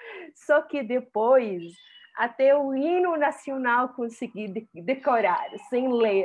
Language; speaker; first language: Portuguese; non-native, fluent; Arabic